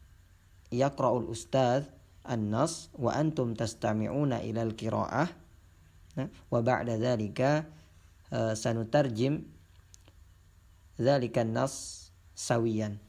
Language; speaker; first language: Arabic; non-native, fluent; Indonesian